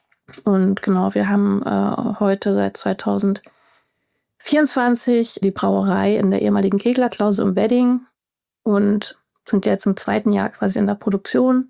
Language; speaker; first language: German; native; German